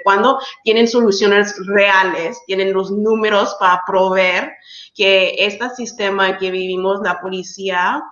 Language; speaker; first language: Spanish; early bilingual, heritage; English